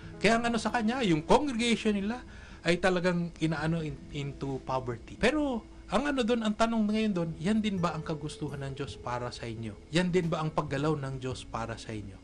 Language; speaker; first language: Filipino; native; Filipino